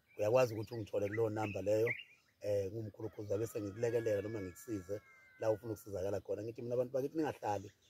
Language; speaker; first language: Zulu; native; Zulu